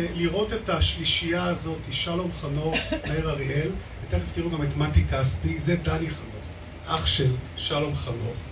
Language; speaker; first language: Hebrew; native; Hebrew